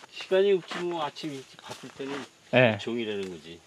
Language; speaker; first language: Korean; native; Korean